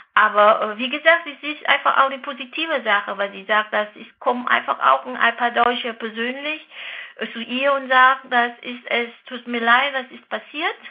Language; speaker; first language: German; non-native, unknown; Vietnamese